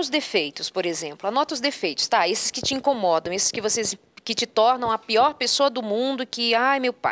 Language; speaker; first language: Portuguese; native; Portuguese